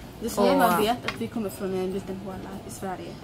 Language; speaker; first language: Swedish; early bilingual, other home language; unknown